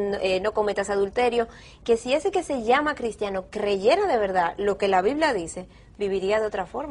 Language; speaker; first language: Spanish; native; Spanish